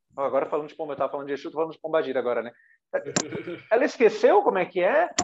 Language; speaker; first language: Portuguese; native; Portuguese